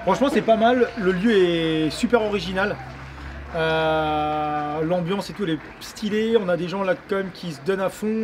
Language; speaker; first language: French; native; French